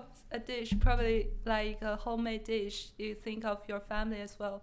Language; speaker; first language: English; non-native, fluent; Chinese